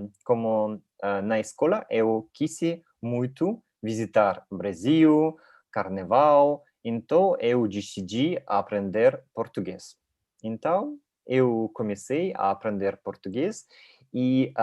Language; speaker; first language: Portuguese; non-native, learner; Russian